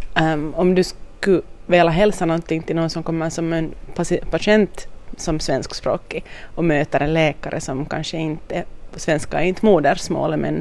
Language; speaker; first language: Swedish; native; Swedish